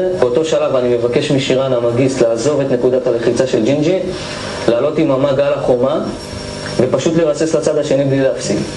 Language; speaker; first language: Hebrew; native; Hebrew